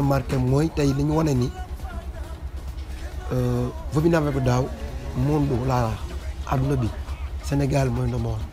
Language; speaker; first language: French; non-native, local second language; Wolof